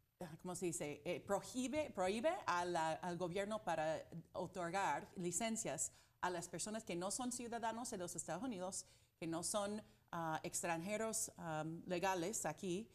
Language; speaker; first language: Spanish; non-native, fluent; English